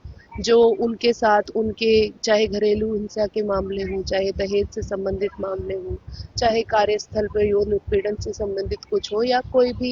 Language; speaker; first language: Hindi; native; Hindi